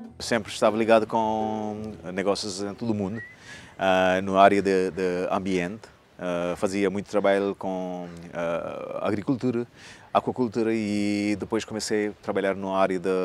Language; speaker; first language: Portuguese; non-native, learner; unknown